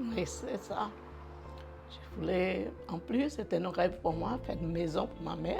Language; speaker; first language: French; non-native, learner; Portuguese